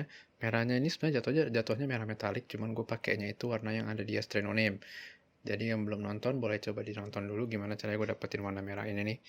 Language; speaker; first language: Indonesian; native; Indonesian